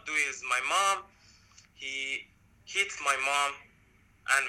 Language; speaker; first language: English; non-native, learner; Persian